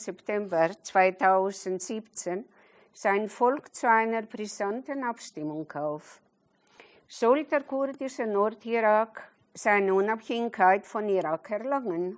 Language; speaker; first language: German; non-native, fluent; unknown